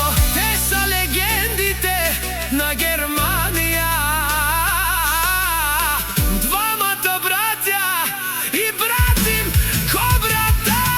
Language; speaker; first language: Bulgarian; non-native, local second language; Romany